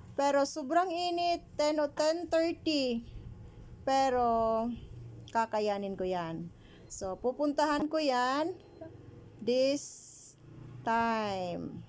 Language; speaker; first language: Filipino; non-native, local second language; Cebuano